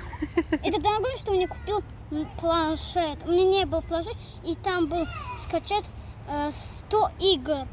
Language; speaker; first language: Russian; early bilingual, other home language; Tajik